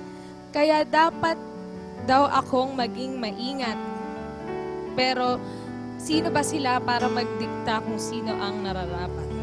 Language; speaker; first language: Filipino; native; Filipino